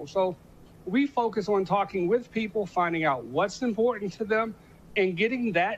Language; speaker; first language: English; native; English